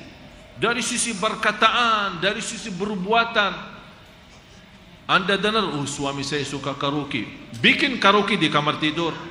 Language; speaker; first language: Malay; non-native, fluent; Arabic